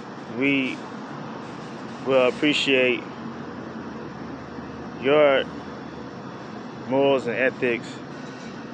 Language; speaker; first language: English; native; English